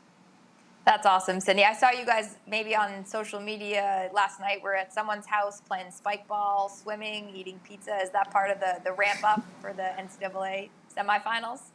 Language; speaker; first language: English; native; English